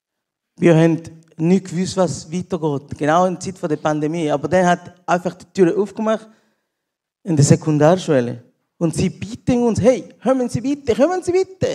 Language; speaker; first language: German; non-native, learner; Spanish